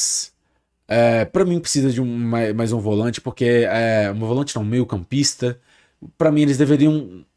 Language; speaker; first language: Portuguese; native; Portuguese